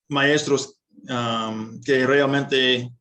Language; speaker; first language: Spanish; non-native, fluent; English